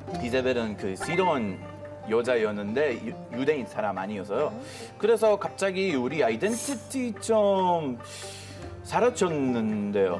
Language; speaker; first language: Korean; non-native, learner; Hebrew